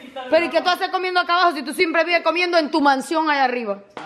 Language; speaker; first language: Spanish; native; Spanish